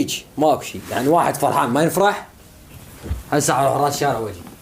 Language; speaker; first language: Arabic; native; Arabic